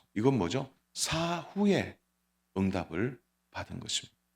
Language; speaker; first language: Korean; native; Korean